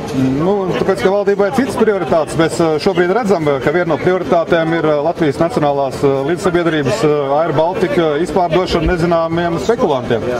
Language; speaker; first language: Latvian; native; Latvian